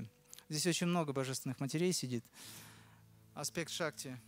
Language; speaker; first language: Russian; native; Russian